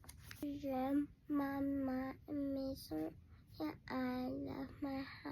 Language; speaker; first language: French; non-native, learner; Hmong